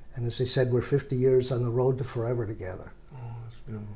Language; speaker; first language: English; native; English